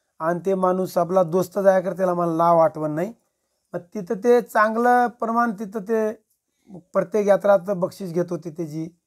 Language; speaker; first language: Marathi; non-native, local second language; Lambadi